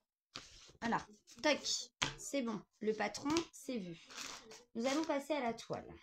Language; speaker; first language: French; native; French